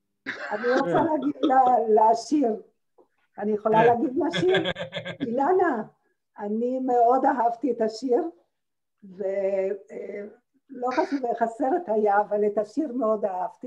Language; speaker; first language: Hebrew; early bilingual, other home language; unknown